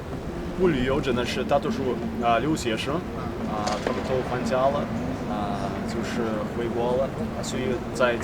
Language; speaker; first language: Chinese; non-native, learner; Ukrainian